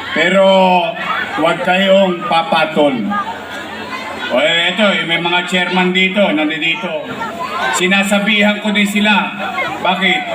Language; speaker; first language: Filipino; native; Filipino